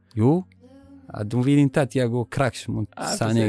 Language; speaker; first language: Swedish; non-native, learner; Arabic